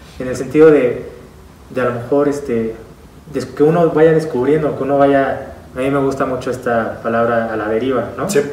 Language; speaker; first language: Spanish; native; Spanish